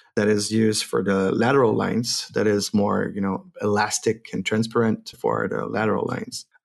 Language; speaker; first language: English; non-native, fluent; French